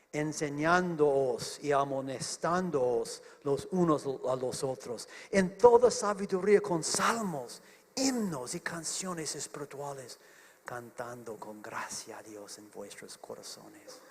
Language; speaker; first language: Spanish; non-native, fluent; English